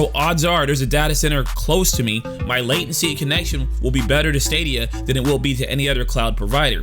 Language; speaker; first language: English; native; English